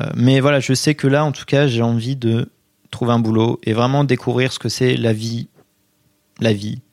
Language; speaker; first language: French; native; French